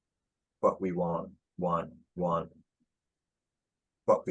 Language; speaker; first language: English; native; English